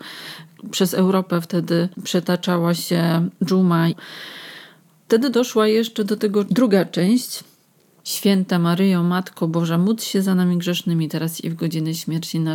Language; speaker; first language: Polish; native; Polish